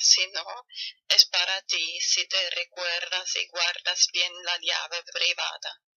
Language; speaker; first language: Spanish; non-native, fluent; German